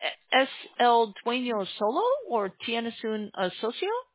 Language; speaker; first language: Spanish; non-native, learner; English